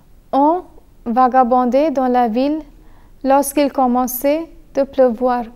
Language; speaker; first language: French; non-native, fluent; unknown